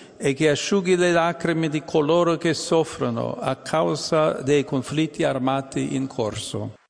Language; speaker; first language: Italian; non-native, fluent; English